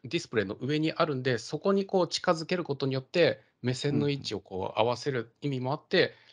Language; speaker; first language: Japanese; native; Japanese